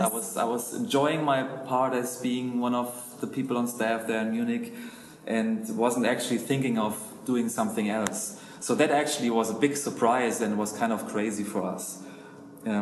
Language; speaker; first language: English; non-native, fluent; German